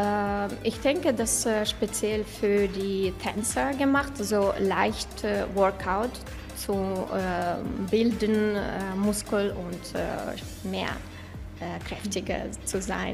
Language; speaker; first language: German; non-native, learner; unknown